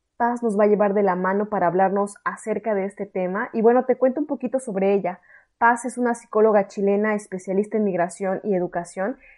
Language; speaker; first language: Spanish; native; Spanish